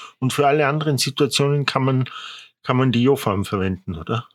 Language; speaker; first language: German; native; German